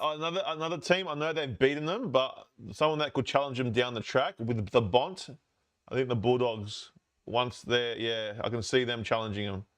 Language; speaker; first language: English; native; English